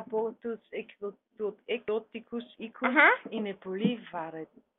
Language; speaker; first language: Greek; non-native, learner; German